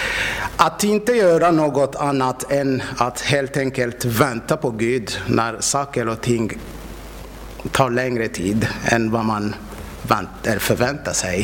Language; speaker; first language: Swedish; non-native, fluent; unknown